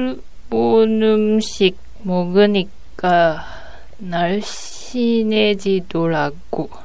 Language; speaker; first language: Korean; non-native, learner; Japanese